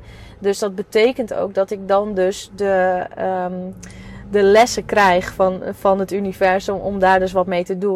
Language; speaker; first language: Dutch; native; Dutch